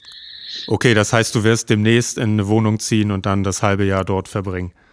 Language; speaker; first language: German; native; German